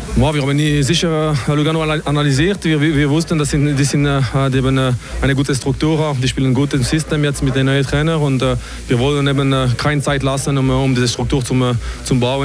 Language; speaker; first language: German; non-native, local second language; French